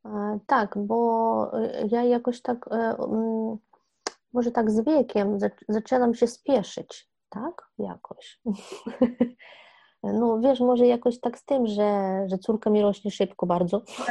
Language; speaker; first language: Polish; non-native, fluent; Ukrainian